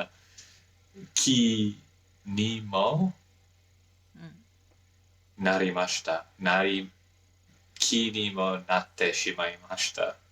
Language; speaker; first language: Japanese; non-native, learner; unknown